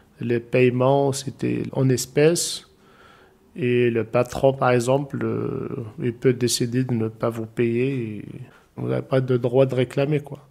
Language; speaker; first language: French; non-native, local second language; Arabic